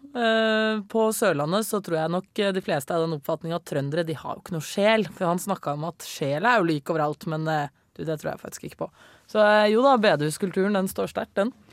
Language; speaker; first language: Norwegian; native; Norwegian